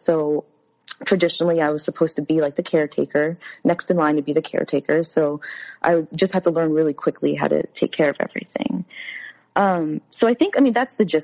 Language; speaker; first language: English; native; English